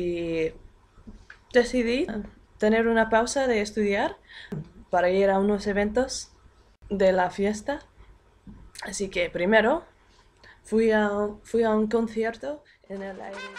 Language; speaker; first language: Spanish; non-native, fluent; English